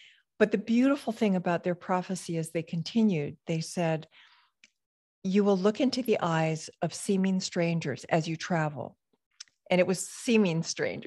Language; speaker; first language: English; native; English